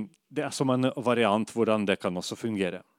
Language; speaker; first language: Norwegian; non-native, fluent; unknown